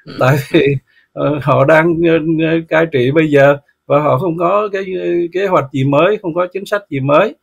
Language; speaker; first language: Vietnamese; native; Vietnamese